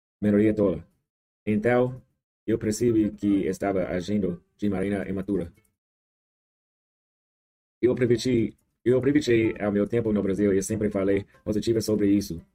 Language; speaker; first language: Portuguese; non-native, learner; English